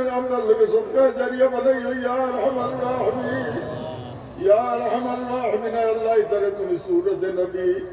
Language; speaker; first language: Urdu; non-native, local second language; Bangla